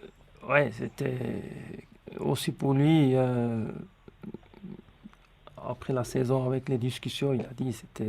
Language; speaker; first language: French; non-native, local second language; Swiss German